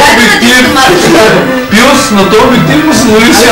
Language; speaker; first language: Bulgarian; native; Bulgarian